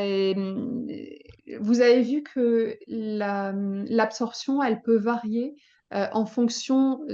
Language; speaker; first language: French; native; French